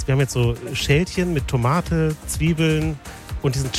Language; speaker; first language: German; native; German